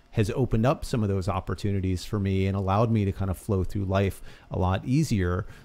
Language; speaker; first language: English; native; English